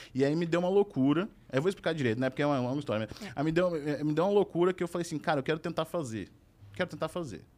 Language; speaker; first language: Portuguese; native; Portuguese